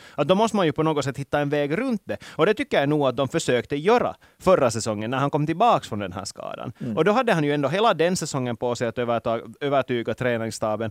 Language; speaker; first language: Swedish; native; Swedish